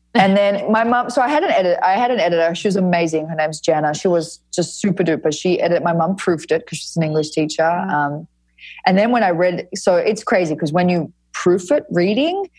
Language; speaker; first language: English; native; English